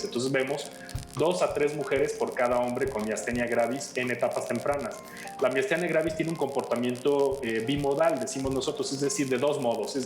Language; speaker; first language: Spanish; native; Spanish